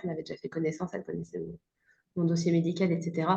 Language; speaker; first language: French; native; French